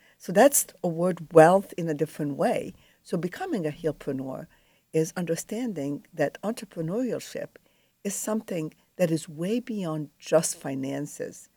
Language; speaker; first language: English; non-native, fluent; Arabic